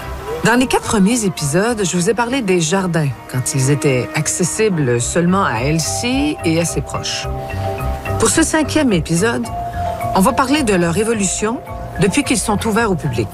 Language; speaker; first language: French; native; French